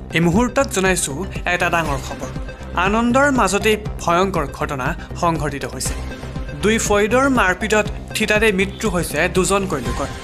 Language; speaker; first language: Assamese; non-native, local second language; Bangla